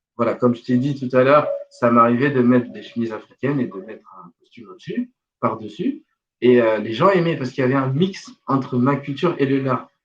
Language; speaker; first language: French; non-native, local second language; Wolof